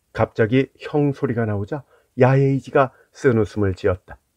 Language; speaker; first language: Korean; native; Korean